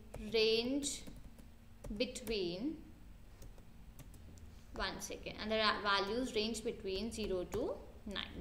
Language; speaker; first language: English; non-native, local second language; Hindi